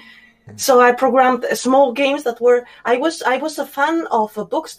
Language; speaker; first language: English; non-native, fluent; Spanish